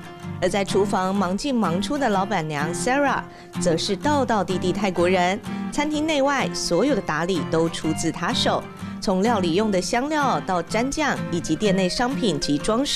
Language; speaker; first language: Chinese; native; Chinese